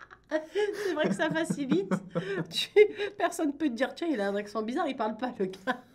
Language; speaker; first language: French; native; French